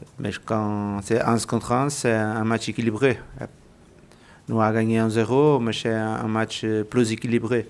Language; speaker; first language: French; non-native, learner; Portuguese